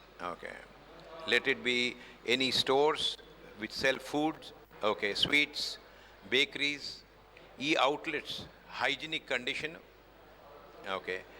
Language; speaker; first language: English; non-native, local second language; Telugu